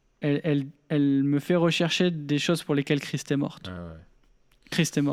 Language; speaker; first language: French; native; French